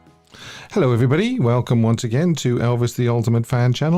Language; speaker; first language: English; native; English